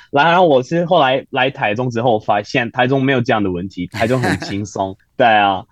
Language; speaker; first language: Chinese; non-native, fluent; Turkish